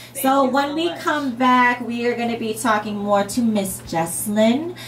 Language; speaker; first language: English; native; English